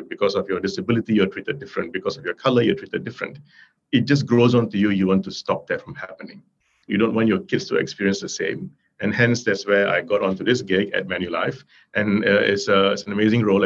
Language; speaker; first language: English; non-native, local second language; Tamil